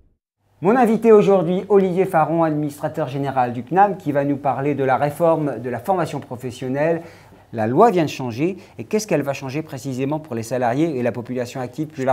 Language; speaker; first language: French; native; French